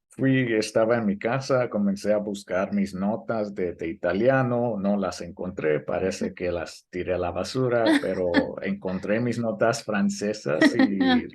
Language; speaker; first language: Spanish; early bilingual, heritage; Spanish